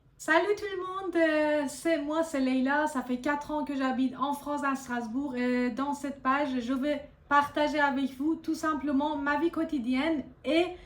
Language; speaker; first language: French; non-native, fluent; Persian